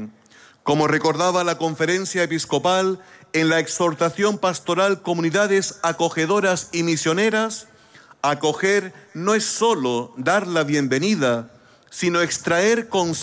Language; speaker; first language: Spanish; native; Spanish